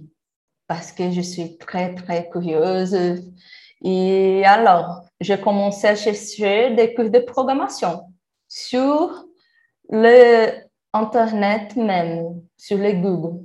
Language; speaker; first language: French; non-native, learner; Portuguese